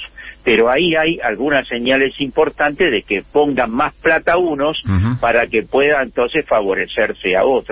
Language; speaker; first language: Spanish; native; Spanish